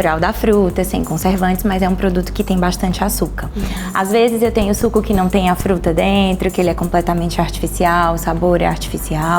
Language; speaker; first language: Portuguese; native; Portuguese